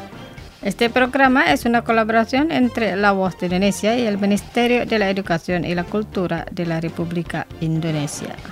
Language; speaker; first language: Spanish; non-native, fluent; Indonesian